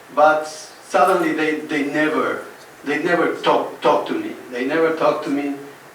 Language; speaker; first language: English; non-native, fluent; Spanish